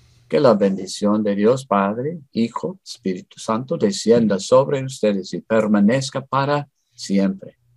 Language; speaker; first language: Spanish; non-native, fluent; English